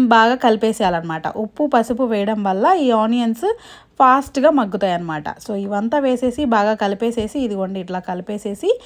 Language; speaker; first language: Telugu; non-native, local second language; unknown